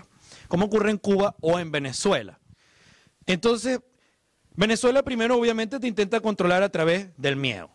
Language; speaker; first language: Spanish; native; Spanish